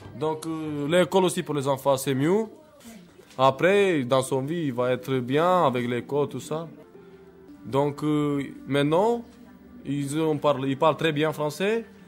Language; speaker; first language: French; non-native, learner; Romany